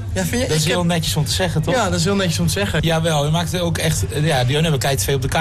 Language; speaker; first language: Dutch; native; Dutch